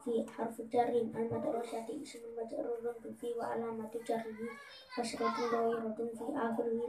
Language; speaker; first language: Arabic; non-native, learner; Javanese